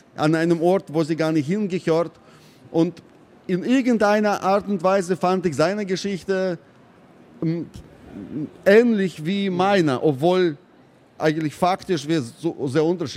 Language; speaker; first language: German; non-native, fluent; Russian